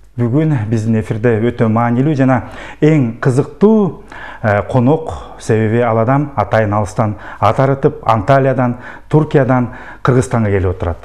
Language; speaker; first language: Kyrgyz; native; Kyrgyz